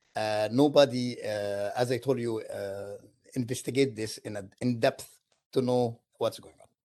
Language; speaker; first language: English; non-native, fluent; Arabic